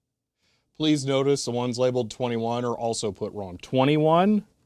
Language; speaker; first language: English; native; English